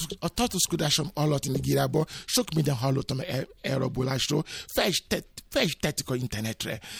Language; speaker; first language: Hungarian; non-native, learner; Yoruba